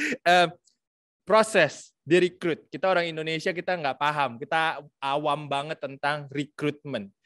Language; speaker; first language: Indonesian; native; Indonesian